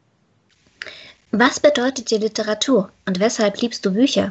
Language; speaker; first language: German; native; German